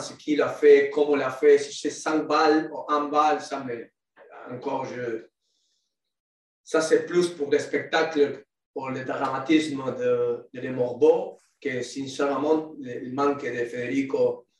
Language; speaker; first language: French; non-native, learner; Spanish